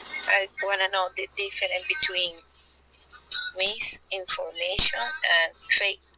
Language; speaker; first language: English; non-native, learner; Spanish